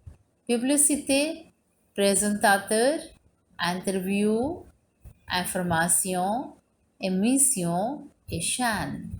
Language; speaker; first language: French; non-native, learner; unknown